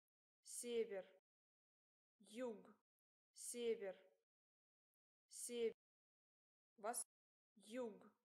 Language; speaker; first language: Russian; non-native, learner; English